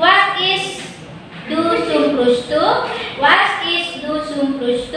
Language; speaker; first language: German; non-native, fluent; Indonesian